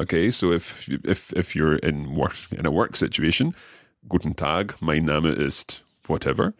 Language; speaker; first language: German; non-native, learner; English